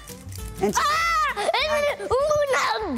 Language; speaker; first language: Arabic; native; Arabic